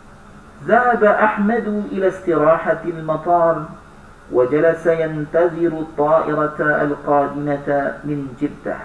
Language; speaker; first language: Arabic; non-native, fluent; Indonesian